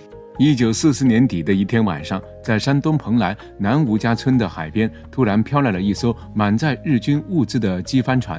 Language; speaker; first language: Chinese; native; Chinese